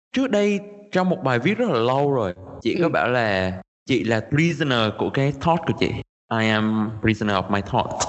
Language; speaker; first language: Vietnamese; native; Vietnamese